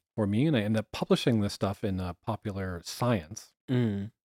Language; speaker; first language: English; native; English